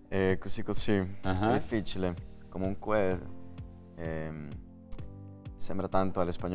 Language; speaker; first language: Italian; non-native, learner; Spanish